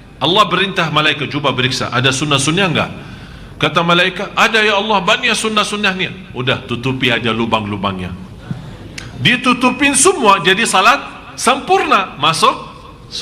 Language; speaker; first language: Indonesian; non-native, fluent; Arabic